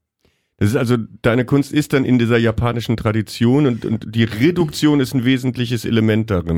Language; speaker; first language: German; native; German